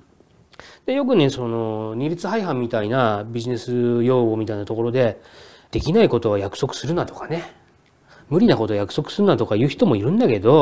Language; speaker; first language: Japanese; native; Japanese